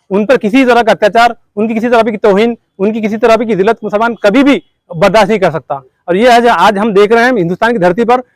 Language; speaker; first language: Hindi; non-native, local second language; Urdu